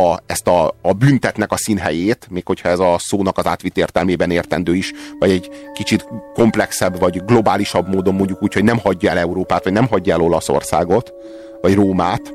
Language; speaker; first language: Hungarian; native; Hungarian